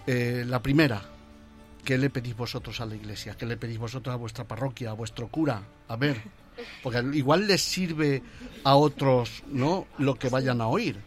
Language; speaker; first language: Spanish; native; Spanish